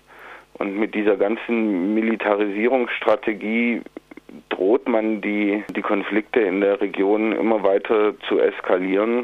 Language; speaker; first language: German; native; German